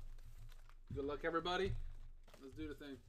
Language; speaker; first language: English; native; English